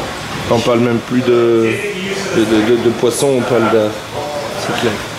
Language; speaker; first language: French; native; French